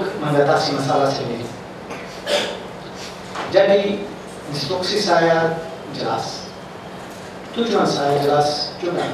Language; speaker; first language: Indonesian; non-native, fluent; English